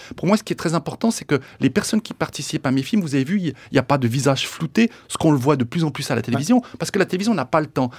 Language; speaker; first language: French; early bilingual, other home language; Spanish